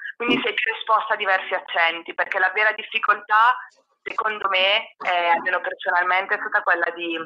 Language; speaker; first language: Italian; native; Italian